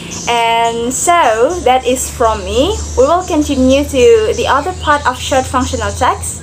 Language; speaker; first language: English; non-native, fluent; Indonesian